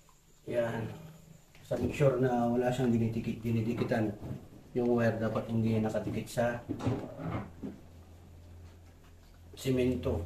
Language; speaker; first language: Filipino; native; Filipino